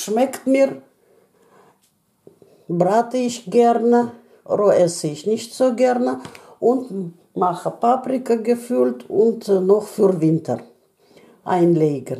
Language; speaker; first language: German; non-native, learner; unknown